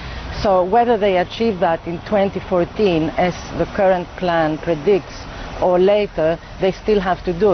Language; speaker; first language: English; non-native, fluent; Greek